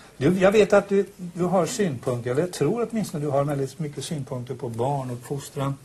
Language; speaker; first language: Swedish; native; Swedish